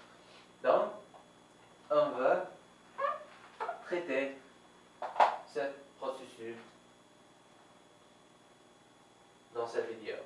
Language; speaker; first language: French; non-native, fluent; Arabic